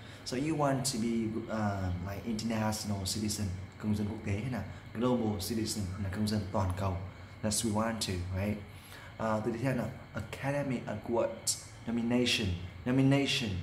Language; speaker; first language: Vietnamese; native; Vietnamese